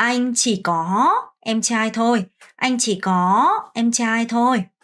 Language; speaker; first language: Vietnamese; non-native, fluent; Korean